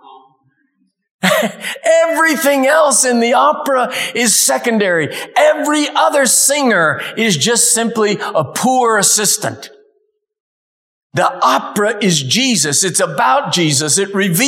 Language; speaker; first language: English; native; English